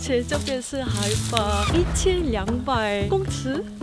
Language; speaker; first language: Chinese; non-native, fluent; Korean